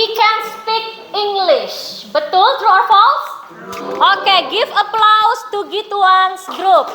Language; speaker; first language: English; non-native, fluent; Indonesian